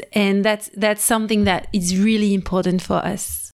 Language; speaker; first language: English; non-native, fluent; French